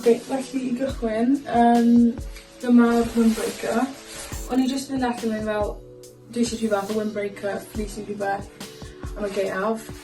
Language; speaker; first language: Welsh; non-native, local second language; English